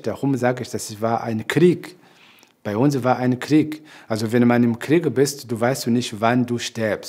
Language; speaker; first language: German; non-native, fluent; Portuguese